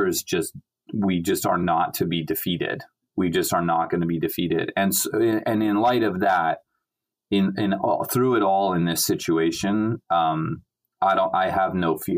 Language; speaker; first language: English; native; English